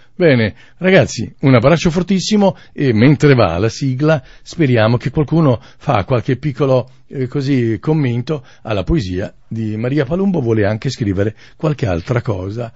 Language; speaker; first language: Italian; native; Italian